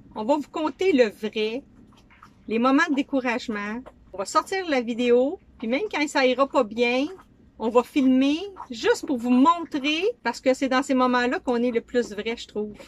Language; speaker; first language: French; native; French